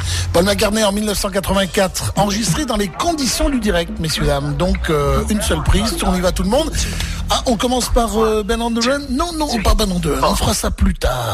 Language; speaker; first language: French; native; French